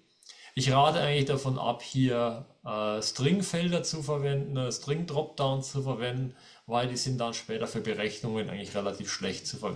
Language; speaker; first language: German; native; German